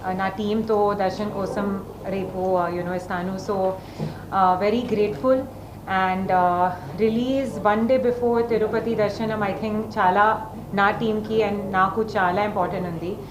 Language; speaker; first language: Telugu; non-native, learner; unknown